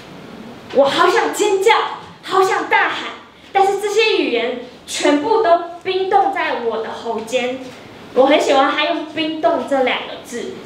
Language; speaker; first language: Chinese; native; Chinese